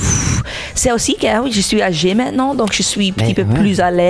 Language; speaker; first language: French; non-native, local second language; Dutch